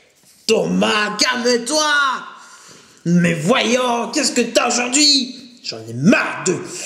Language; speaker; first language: French; native; French